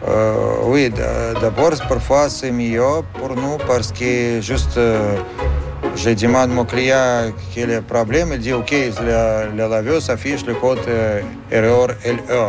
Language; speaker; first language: French; non-native, fluent; Russian